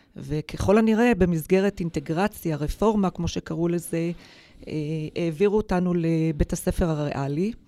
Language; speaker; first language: Hebrew; native; Hebrew